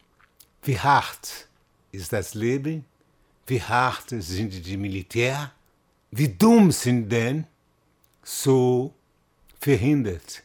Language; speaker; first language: German; non-native, fluent; Portuguese